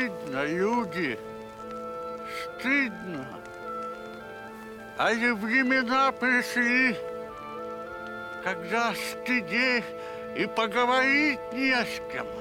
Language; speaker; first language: Russian; early bilingual, heritage; Russian